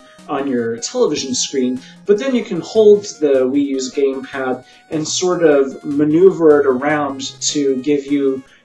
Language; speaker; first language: English; native; English